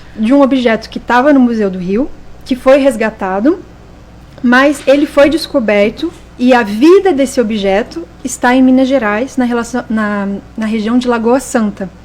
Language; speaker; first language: Portuguese; native; Portuguese